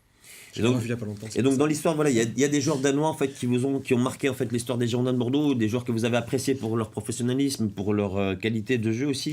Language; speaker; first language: French; native; French